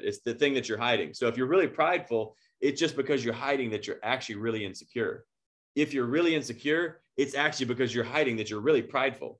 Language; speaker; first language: English; native; English